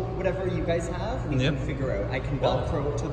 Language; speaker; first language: English; native; English